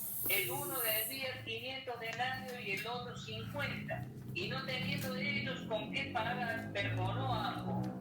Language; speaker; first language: Spanish; native; Spanish